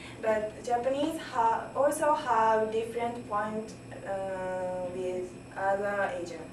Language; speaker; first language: English; non-native, learner; Japanese